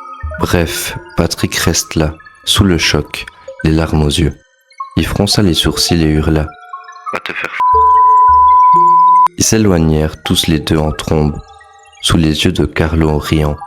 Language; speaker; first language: French; native; French